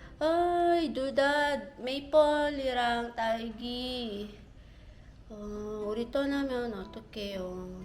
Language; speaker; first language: Korean; non-native, fluent; Filipino